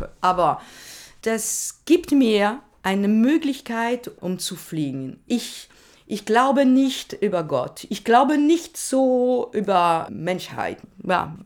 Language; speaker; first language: German; non-native, learner; French